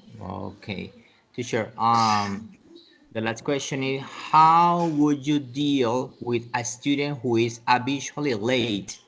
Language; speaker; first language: English; non-native, learner; Spanish